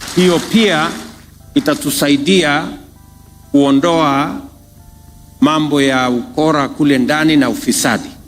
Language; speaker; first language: Swahili; non-native, local second language; Kalenjin